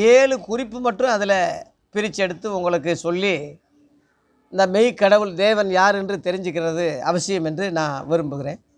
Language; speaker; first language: Tamil; non-native, local second language; Telugu